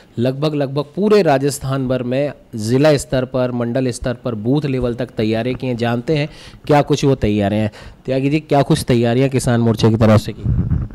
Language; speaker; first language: Hindi; native; Hindi